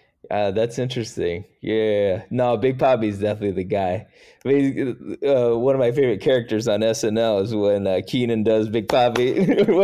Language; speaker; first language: English; early bilingual, other home language; Spanish